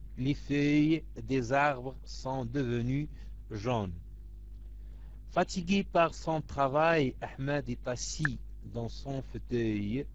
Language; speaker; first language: French; non-native, local second language; Arabic